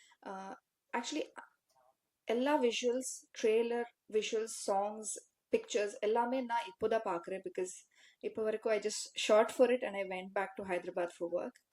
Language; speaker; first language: Tamil; non-native, learner; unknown